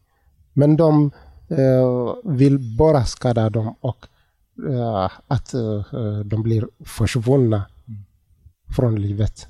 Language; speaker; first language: Swedish; non-native, learner; Tigrinya